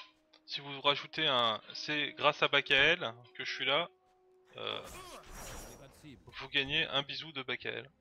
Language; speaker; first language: French; native; French